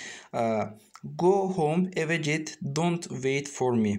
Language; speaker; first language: English; non-native, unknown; Azerbaijani